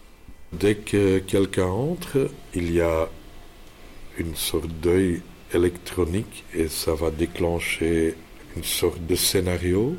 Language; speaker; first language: French; non-native, local second language; Dutch